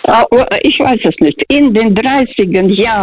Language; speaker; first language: German; non-native, fluent; Russian